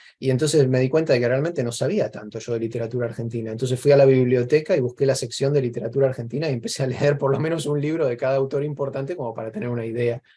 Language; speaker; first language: Spanish; native; Spanish